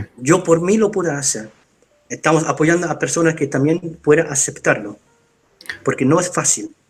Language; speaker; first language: Spanish; non-native, fluent; Dutch